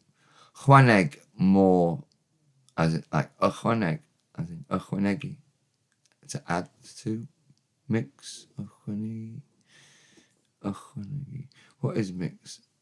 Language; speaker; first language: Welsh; non-native, learner; English